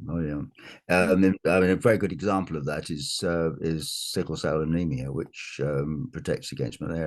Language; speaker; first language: English; native; English